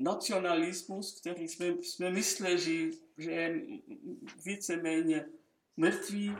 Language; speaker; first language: Czech; non-native, local second language; German